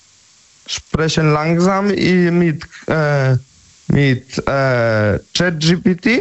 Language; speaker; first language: German; non-native, learner; Polish